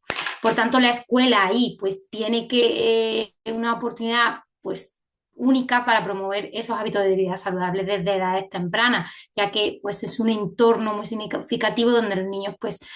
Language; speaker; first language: Spanish; native; Spanish